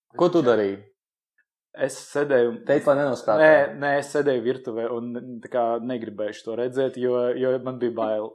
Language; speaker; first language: Latvian; non-native, local second language; Russian